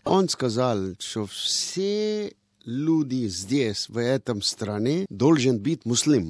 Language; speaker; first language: Russian; non-native, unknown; Punjabi